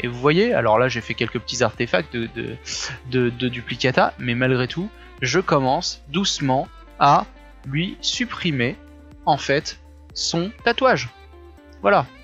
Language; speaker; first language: French; native; French